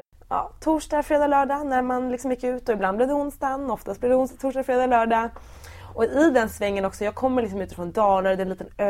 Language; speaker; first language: Swedish; native; Swedish